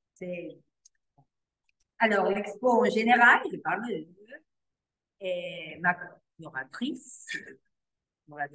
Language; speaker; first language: French; non-native, learner; Spanish